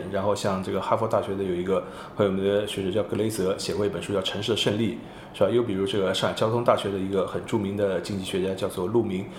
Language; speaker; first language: Chinese; non-native, local second language; Wu Chinese